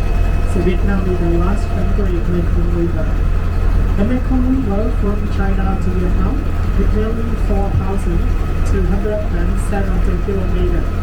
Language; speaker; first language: English; non-native, learner; Vietnamese